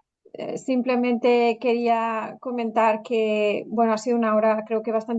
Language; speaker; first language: Spanish; native; Spanish